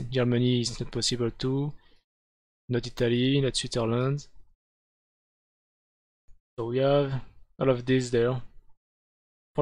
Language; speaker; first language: English; non-native, fluent; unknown